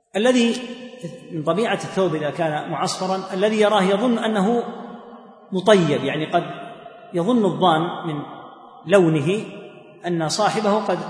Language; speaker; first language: Arabic; native; Arabic